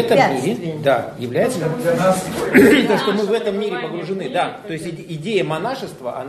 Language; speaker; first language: Russian; native; Russian